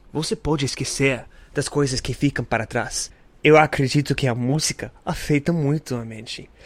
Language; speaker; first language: Portuguese; non-native, learner; English